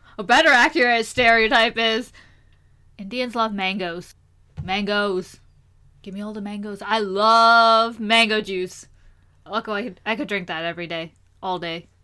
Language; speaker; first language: English; early bilingual, other home language; Hindi